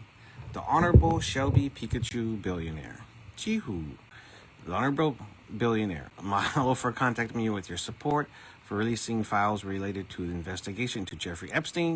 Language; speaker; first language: English; native; English